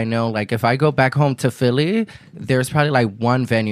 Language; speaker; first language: English; early bilingual, other home language; Spanish